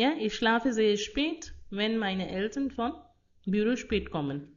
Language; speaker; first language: German; non-native, fluent; Hindi